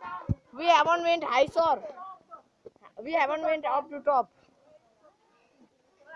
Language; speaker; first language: English; non-native, learner; Nepali